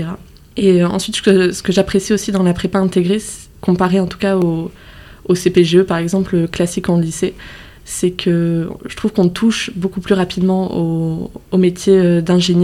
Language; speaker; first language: French; native; French